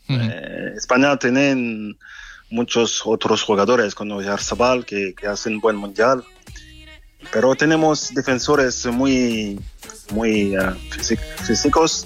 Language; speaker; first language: Spanish; non-native, fluent; French